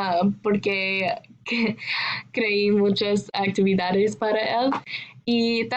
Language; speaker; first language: Spanish; non-native, learner; English